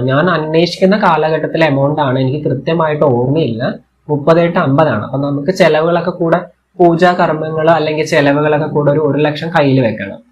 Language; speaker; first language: Malayalam; native; Malayalam